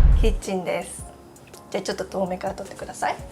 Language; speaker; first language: Japanese; native; Japanese